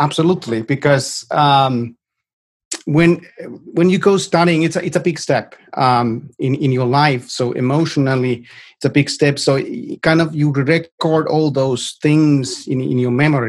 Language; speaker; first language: English; non-native, fluent; Finnish